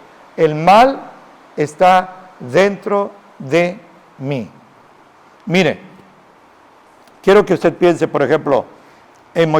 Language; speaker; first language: Spanish; native; Spanish